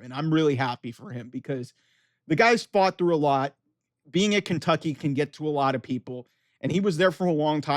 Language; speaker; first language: English; native; English